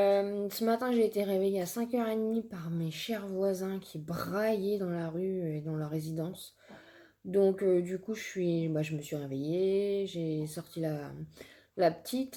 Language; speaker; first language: French; native; French